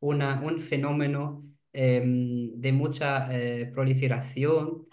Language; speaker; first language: Spanish; non-native, fluent; Arabic